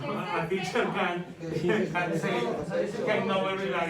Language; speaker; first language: English; non-native, learner; Spanish